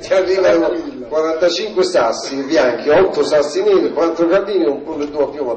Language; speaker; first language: Italian; native; Italian